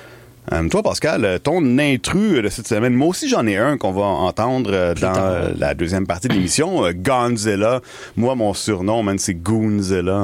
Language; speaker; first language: French; native; French